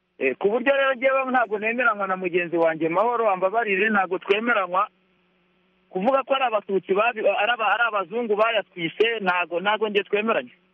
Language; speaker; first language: Kinyarwanda; early bilingual, heritage; Kinyarwanda